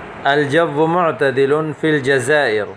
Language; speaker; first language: Arabic; non-native, fluent; Urdu